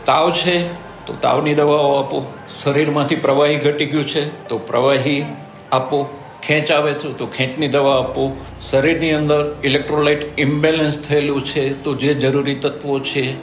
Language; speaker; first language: Gujarati; native; Gujarati